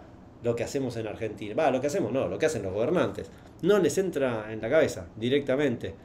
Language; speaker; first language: Spanish; native; Spanish